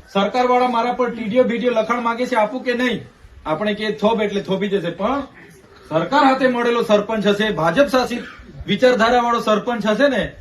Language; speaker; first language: Gujarati; non-native, local second language; Vasavi